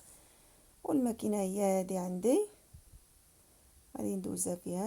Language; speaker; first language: Arabic; native; Arabic